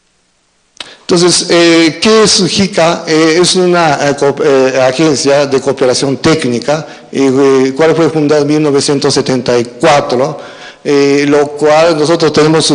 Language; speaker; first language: Spanish; non-native, fluent; Japanese